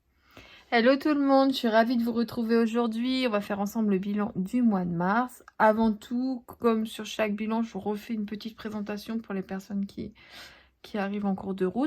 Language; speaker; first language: French; native; French